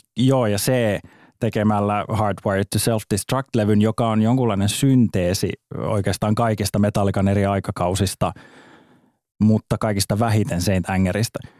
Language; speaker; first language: Finnish; native; Finnish